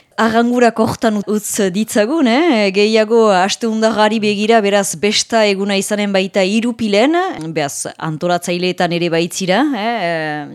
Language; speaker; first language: Basque; native; Basque